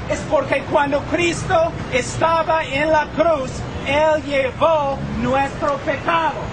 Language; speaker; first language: Spanish; non-native, fluent; English